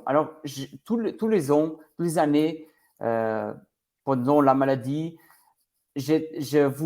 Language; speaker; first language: French; non-native, learner; Portuguese